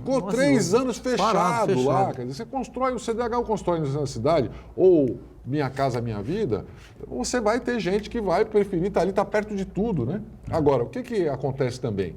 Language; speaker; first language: Portuguese; native; Portuguese